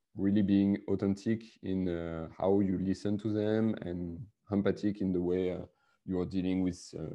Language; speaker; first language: English; non-native, fluent; French